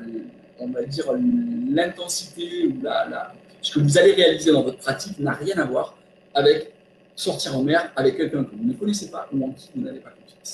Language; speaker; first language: French; native; French